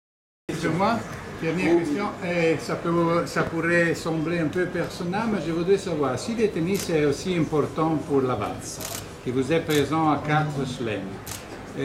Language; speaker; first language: French; non-native, fluent; Italian